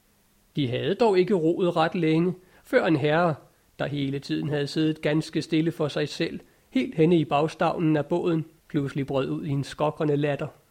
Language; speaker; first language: Danish; native; Danish